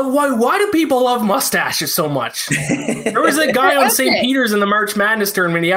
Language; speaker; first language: English; native; English